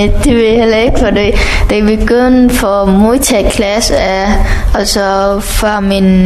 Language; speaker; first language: Danish; non-native, fluent; Vietnamese